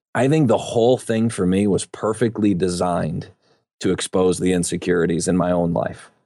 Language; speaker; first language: English; native; English